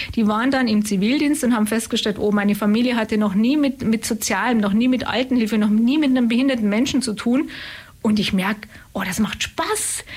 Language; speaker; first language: German; native; German